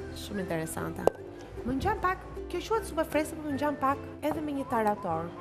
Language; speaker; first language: Albanian; native; Albanian